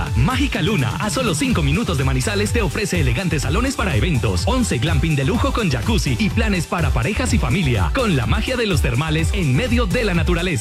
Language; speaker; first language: Spanish; native; Spanish